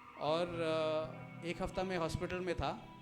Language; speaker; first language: Hindi; non-native, local second language; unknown